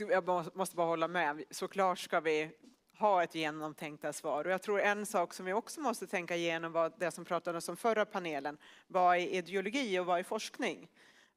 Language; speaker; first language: Swedish; native; Swedish